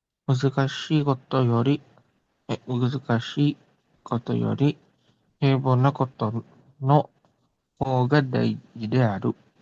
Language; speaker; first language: Japanese; non-native, learner; Indonesian